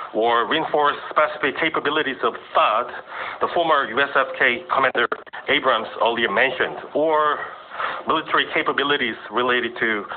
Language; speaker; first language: English; non-native, fluent; Korean